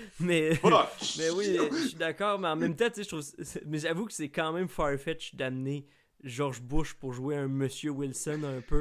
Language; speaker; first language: French; native; French